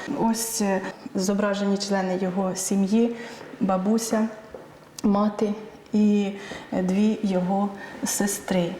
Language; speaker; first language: Ukrainian; native; Ukrainian